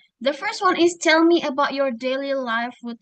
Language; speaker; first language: English; non-native, fluent; Indonesian